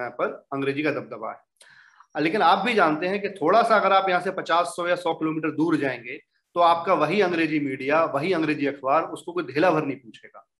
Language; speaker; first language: Hindi; native; Hindi